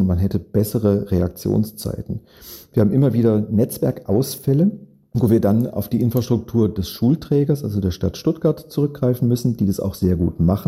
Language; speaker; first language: German; native; German